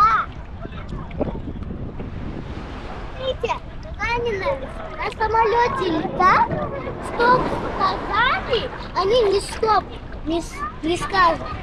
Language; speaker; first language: Russian; non-native, local second language; Kazakh